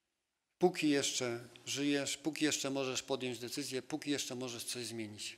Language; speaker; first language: Polish; native; Polish